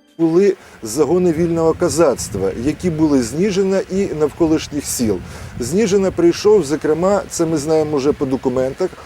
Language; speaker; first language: Ukrainian; native; Ukrainian